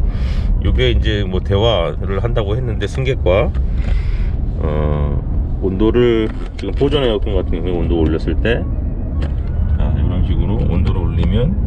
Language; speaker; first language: Korean; native; Korean